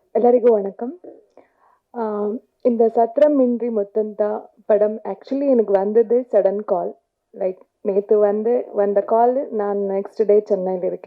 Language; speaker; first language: Tamil; non-native, learner; Kannada